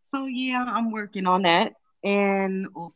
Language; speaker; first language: English; native; English